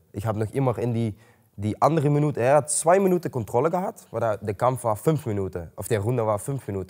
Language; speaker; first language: German; non-native, learner; Dutch